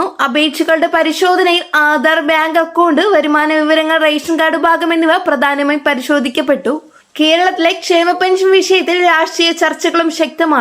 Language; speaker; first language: Malayalam; native; Malayalam